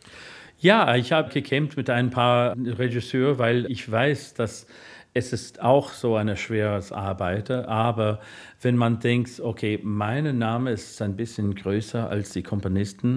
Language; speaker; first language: German; non-native, learner; English